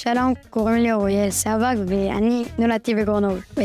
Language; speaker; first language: Hebrew; non-native, learner; French